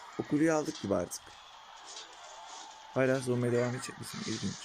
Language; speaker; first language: Turkish; native; Turkish